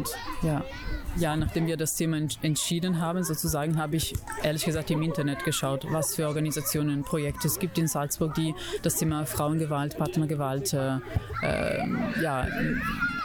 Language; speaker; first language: German; non-native, fluent; Italian